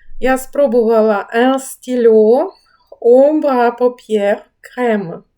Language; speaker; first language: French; non-native, fluent; Ukrainian